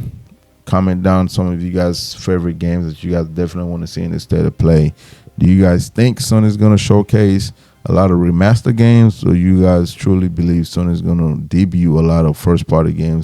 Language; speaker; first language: English; native; English